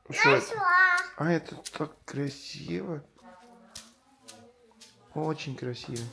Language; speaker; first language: Russian; non-native, fluent; Armenian